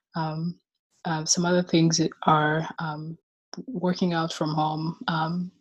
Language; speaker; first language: English; non-native, local second language; Kinyarwanda